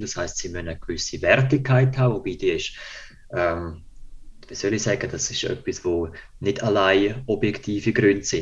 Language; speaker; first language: German; native; German